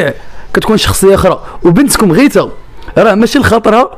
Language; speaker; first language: Arabic; native; Arabic